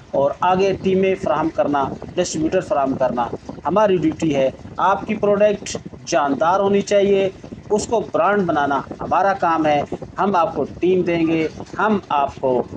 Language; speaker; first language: Urdu; native; Urdu